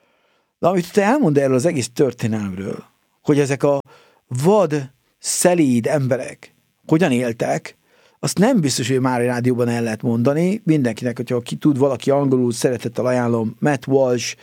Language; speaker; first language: Hungarian; native; Hungarian